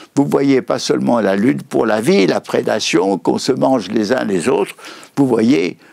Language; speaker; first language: French; native; French